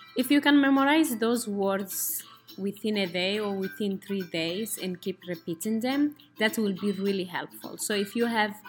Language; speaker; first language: English; non-native, fluent; Spanish